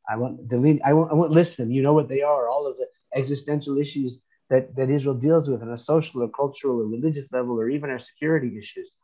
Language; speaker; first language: English; native; English